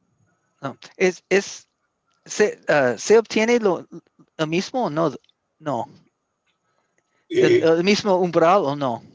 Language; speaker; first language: Spanish; non-native, learner; English